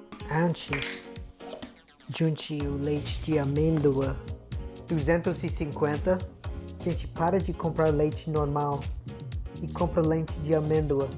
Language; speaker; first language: Portuguese; non-native, fluent; English